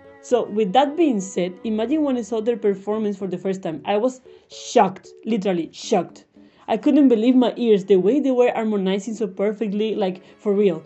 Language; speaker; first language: English; non-native, fluent; Spanish